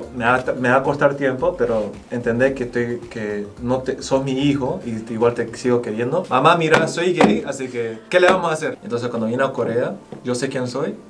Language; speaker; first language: Spanish; early bilingual, other home language; Korean